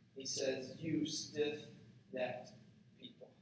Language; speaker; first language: English; native; English